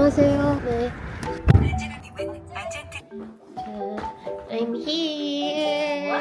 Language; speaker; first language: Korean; non-native, fluent; Filipino